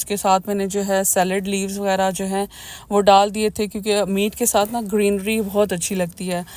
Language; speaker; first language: Urdu; native; Urdu